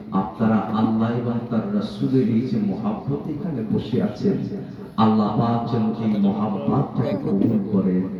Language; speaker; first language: Bangla; native; Bangla